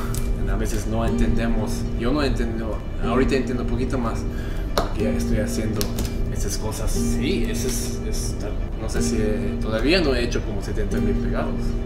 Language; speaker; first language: Spanish; non-native, learner; Japanese